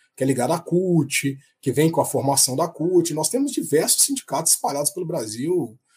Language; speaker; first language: Portuguese; native; Portuguese